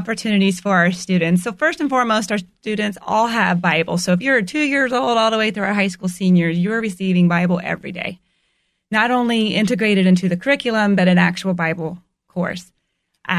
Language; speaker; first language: English; native; English